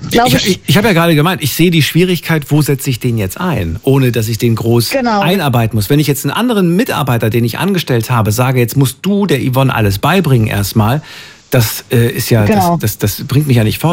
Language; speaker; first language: German; native; German